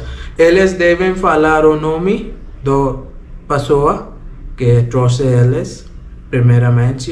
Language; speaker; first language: Portuguese; non-native, learner; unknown